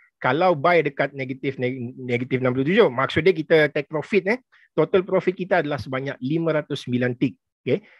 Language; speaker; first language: Malay; native; Malay